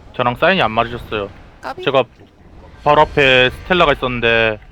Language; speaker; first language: Korean; native; Korean